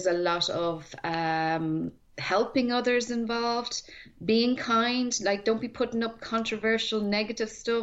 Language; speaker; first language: English; native; English